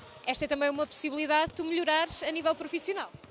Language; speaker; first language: Portuguese; native; Portuguese